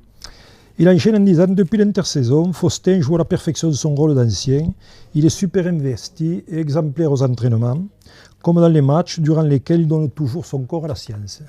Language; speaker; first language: French; native; French